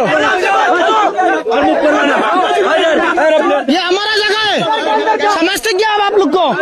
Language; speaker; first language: Hindi; non-native, learner; Bangla